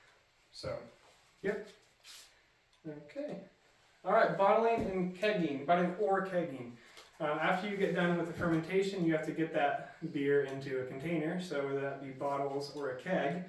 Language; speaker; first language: English; native; English